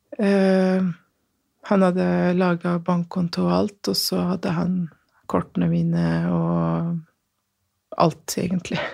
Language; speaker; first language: Norwegian; non-native, fluent; Persian